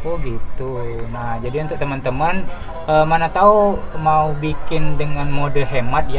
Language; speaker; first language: Indonesian; native; Indonesian